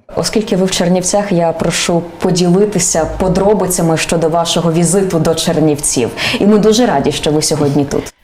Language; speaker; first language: Ukrainian; native; Ukrainian